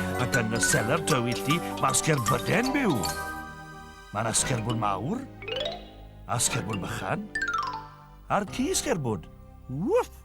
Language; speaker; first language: Welsh; native; Welsh